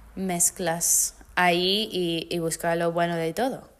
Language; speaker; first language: Spanish; non-native, fluent; English